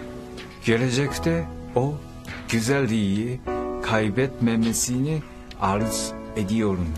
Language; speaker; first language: Turkish; non-native, learner; Japanese